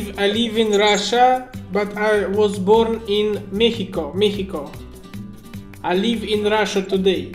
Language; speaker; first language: English; non-native, learner; Russian